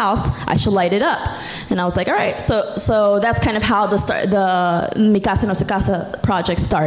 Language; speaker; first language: English; native; English